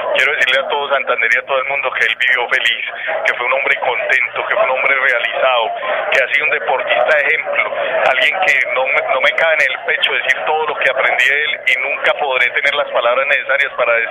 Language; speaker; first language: Spanish; native; Spanish